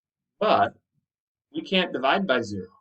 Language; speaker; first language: English; native; English